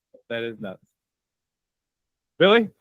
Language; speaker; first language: English; native; English